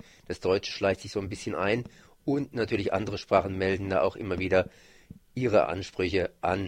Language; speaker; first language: German; native; German